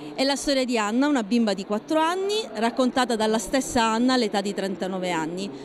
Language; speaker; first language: Italian; native; Italian